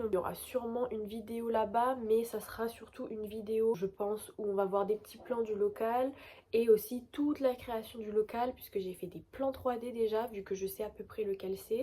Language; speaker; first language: French; native; French